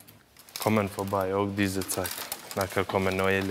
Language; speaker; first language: German; non-native, learner; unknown